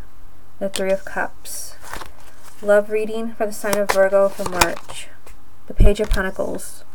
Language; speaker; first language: English; native; English